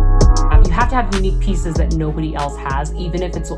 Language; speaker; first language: English; native; English